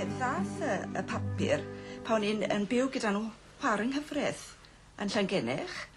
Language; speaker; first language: Welsh; native; Welsh